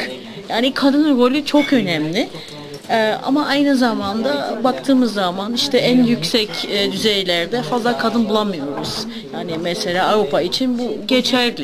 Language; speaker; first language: Turkish; early bilingual, heritage; Turkish